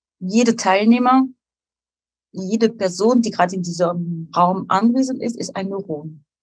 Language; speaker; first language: German; non-native, fluent; French